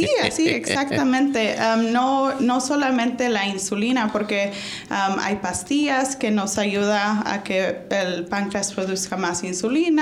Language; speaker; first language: Spanish; early bilingual, heritage; Spanish